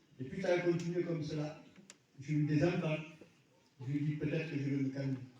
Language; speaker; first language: French; early bilingual, other home language; Arabic